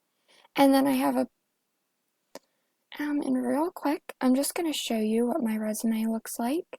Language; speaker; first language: English; native; English